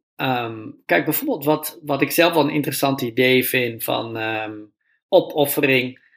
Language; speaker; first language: Dutch; native; Dutch